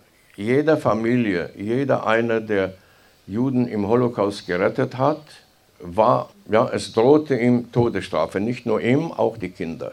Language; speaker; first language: German; non-native, fluent; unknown